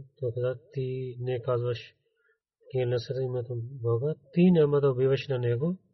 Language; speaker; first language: Bulgarian; non-native, learner; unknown